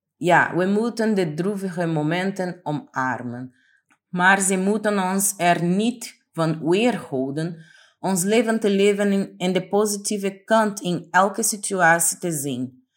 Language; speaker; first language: Dutch; non-native, fluent; Portuguese